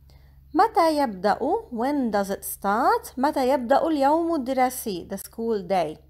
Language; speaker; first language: Arabic; non-native, fluent; English